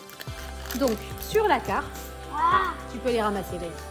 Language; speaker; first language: French; native; French